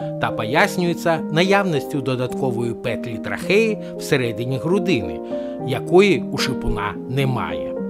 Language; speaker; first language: Ukrainian; non-native, local second language; Russian